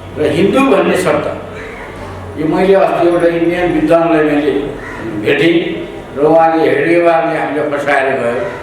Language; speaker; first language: Nepali; native; Nepali